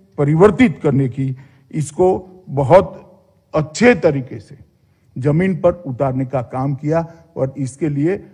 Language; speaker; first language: Hindi; non-native, local second language; Gujarati